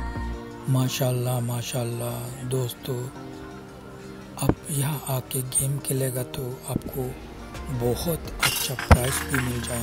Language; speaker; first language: Hindi; non-native, fluent; Bangla